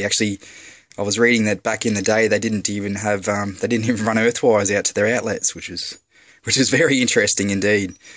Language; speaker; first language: English; native; English